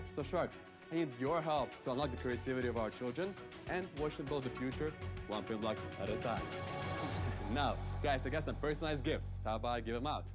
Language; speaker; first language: English; early bilingual, other home language; Ukrainian